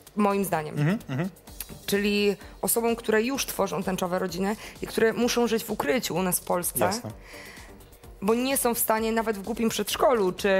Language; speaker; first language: Polish; native; Polish